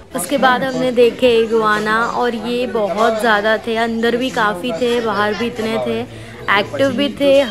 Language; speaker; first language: Hindi; non-native, local second language; Gujarati